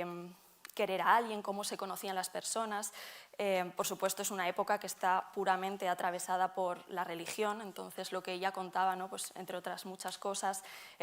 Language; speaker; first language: Spanish; native; Spanish